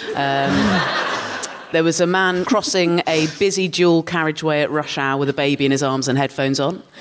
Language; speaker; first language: English; native; English